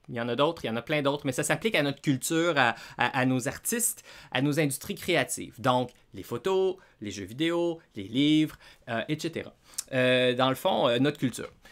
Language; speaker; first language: French; native; French